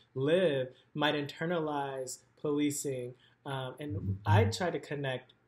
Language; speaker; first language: English; native; English